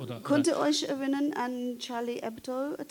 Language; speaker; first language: German; non-native, fluent; English